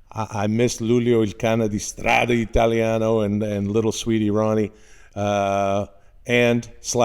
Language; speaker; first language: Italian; non-native, learner; English